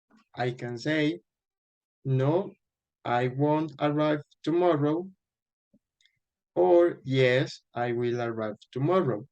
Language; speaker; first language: English; non-native, fluent; Spanish